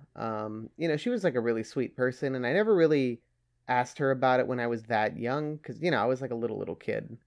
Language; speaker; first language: English; early bilingual, other home language; German